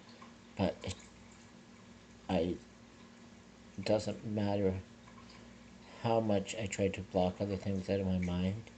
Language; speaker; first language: English; native; English